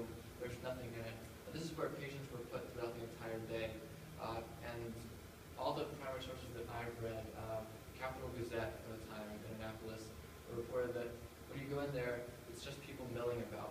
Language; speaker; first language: English; native; English